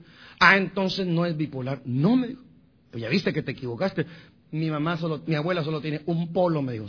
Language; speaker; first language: Spanish; native; Spanish